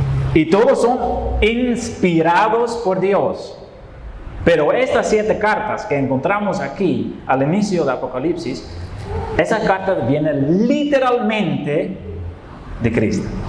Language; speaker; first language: Spanish; non-native, fluent; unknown